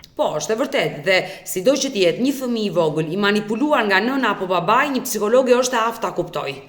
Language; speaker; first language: Albanian; native; Albanian